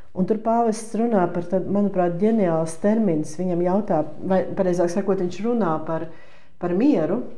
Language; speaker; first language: Latvian; native; Latvian